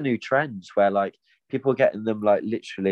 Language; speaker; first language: English; native; English